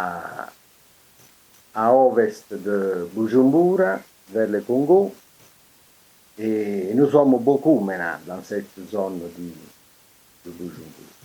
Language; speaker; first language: French; non-native, fluent; Italian